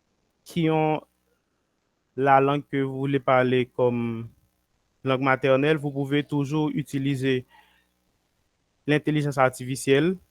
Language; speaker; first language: French; non-native, local second language; Haitian Creole